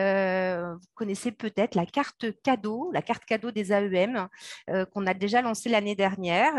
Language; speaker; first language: French; native; French